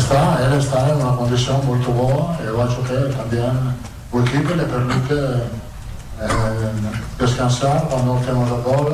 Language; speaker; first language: Portuguese; non-native, fluent; Italian